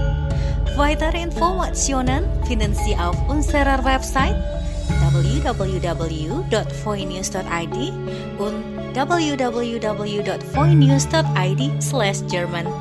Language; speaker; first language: German; non-native, fluent; Indonesian